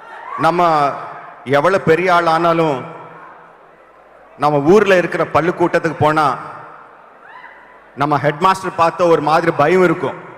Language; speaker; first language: Tamil; non-native, local second language; Telugu